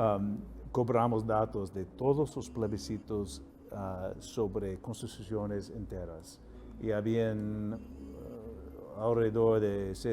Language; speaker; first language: Spanish; non-native, fluent; English